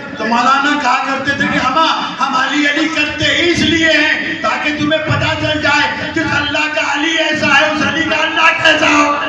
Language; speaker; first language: Urdu; non-native, local second language; Sindhi